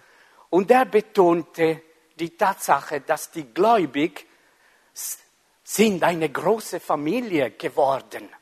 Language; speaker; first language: German; non-native, fluent; Italian